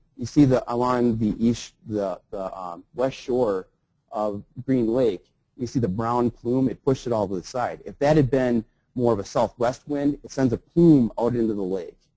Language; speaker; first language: English; native; English